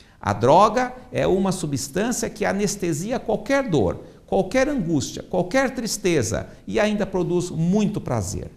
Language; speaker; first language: Portuguese; native; Portuguese